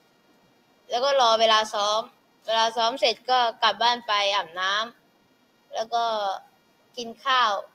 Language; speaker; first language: Thai; early bilingual, other home language; Portuguese